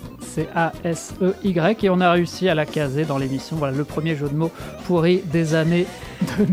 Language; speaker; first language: French; native; French